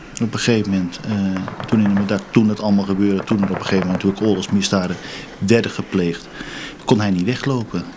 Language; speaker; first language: Dutch; native; Dutch